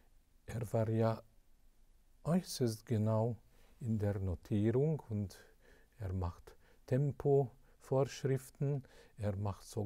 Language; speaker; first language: German; non-native, fluent; Hungarian